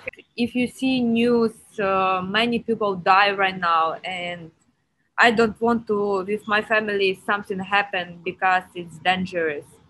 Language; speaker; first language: English; non-native, learner; Ukrainian